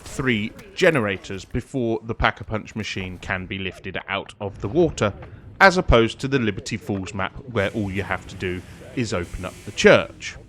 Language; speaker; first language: English; native; English